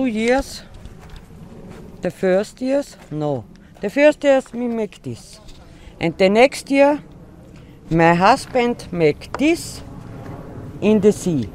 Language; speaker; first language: English; non-native, learner; German